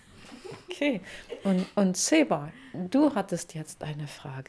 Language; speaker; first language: German; native; German